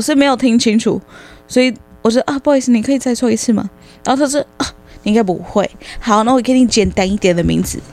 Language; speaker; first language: Chinese; non-native, fluent; English